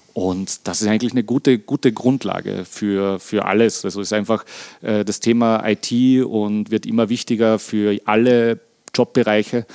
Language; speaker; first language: German; native; German